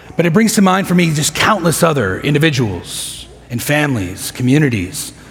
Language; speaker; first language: English; native; English